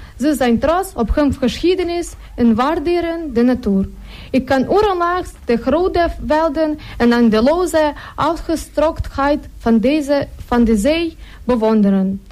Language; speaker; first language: Dutch; non-native, fluent; Ukrainian